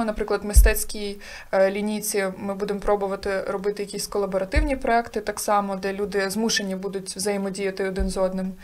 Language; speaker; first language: Ukrainian; native; Ukrainian